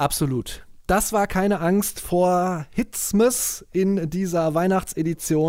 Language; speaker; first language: German; native; German